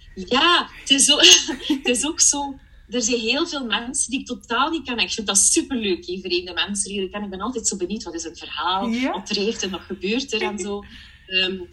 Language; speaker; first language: Dutch; early bilingual, other home language; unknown